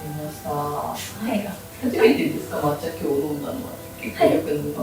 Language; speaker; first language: Japanese; native; Japanese